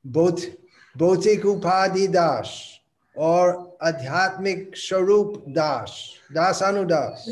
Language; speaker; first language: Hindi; non-native, local second language; Bangla